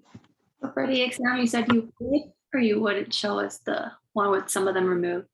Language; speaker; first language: English; native; English